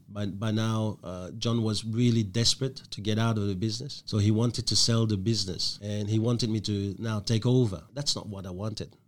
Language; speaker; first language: English; non-native, fluent; French